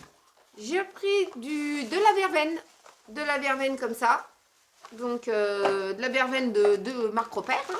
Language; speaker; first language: French; native; French